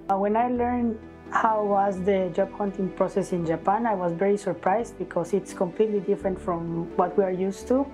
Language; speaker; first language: English; non-native, fluent; Spanish